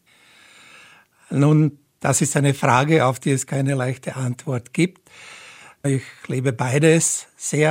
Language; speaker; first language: German; native; German